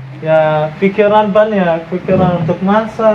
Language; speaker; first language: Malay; non-native, fluent; Arabic